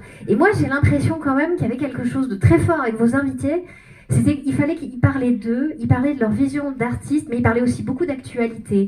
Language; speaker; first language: French; native; French